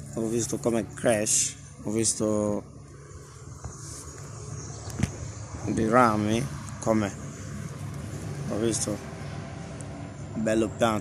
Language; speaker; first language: Italian; non-native, learner; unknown